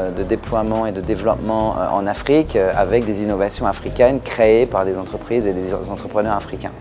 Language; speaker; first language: French; native; French